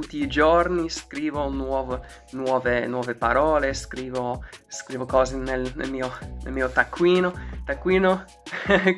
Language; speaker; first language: Italian; non-native, learner; English